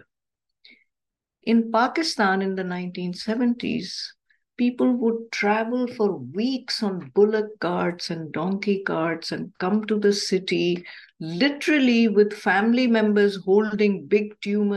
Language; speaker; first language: English; non-native, local second language; Urdu